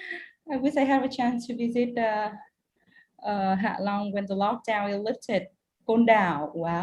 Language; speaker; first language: English; non-native, fluent; Vietnamese